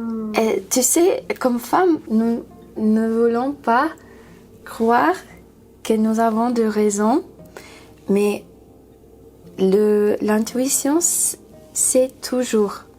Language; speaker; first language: French; non-native, learner; English